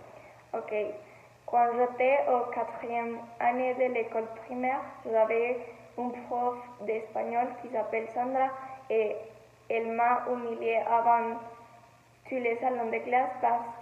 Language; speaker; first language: French; non-native, learner; Spanish